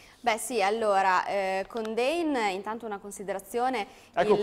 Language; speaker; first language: Italian; native; Italian